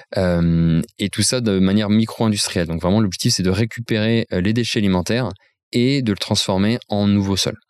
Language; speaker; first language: French; native; French